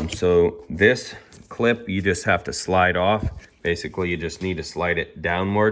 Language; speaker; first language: English; native; English